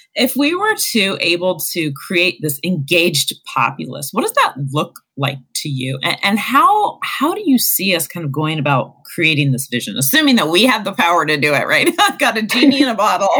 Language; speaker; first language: English; native; English